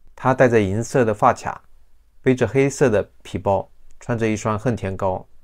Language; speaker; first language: Chinese; native; Chinese